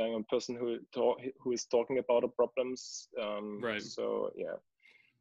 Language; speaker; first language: English; non-native, fluent; German